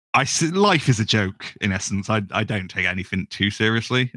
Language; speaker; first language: English; native; English